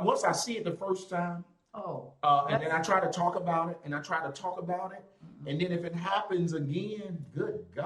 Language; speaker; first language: English; native; English